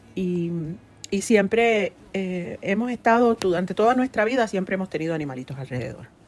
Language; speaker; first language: Spanish; native; Spanish